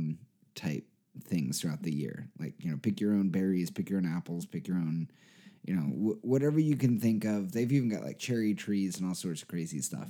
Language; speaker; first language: English; native; English